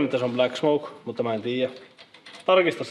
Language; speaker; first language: Finnish; native; Finnish